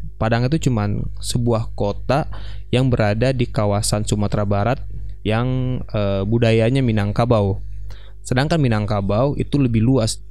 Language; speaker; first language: Indonesian; non-native, local second language; Minangkabau